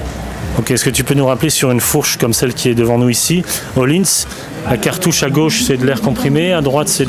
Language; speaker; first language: French; native; French